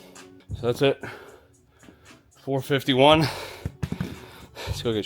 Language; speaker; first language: English; native; English